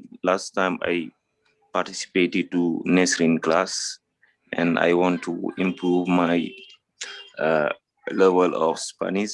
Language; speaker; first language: English; non-native, fluent; French